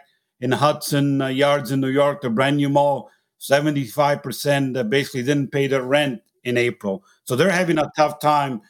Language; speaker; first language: English; non-native, fluent; Italian